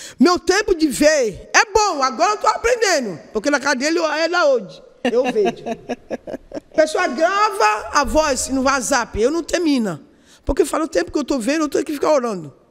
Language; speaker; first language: Portuguese; non-native, learner; Yoruba